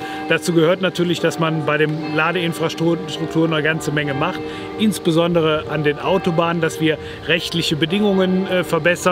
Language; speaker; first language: German; native; German